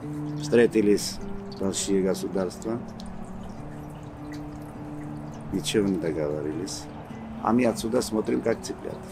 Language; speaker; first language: Russian; non-native, fluent; Georgian